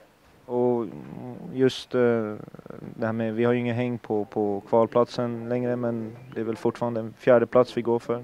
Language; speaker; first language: Swedish; native; Swedish